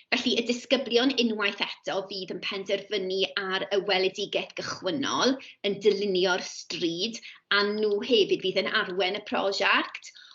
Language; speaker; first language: Welsh; native; Welsh